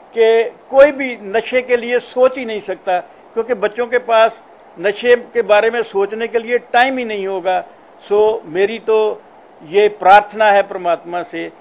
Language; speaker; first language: Hindi; non-native, local second language; Punjabi